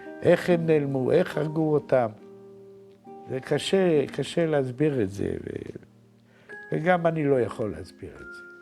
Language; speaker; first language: Hebrew; non-native, fluent; Yiddish